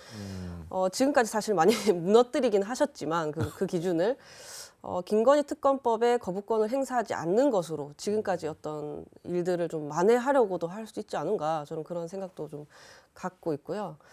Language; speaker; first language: Korean; native; Korean